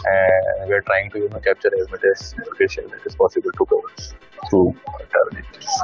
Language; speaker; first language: English; non-native, local second language; Hindi